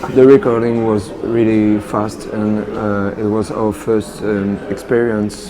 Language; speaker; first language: English; non-native, learner; French